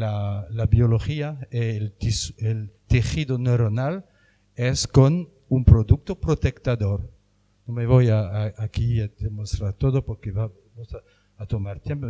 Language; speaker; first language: Spanish; non-native, fluent; French